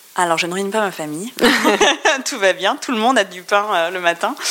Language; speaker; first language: French; native; French